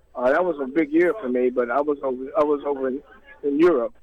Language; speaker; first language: English; native; English